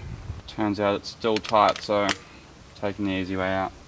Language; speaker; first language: English; native; English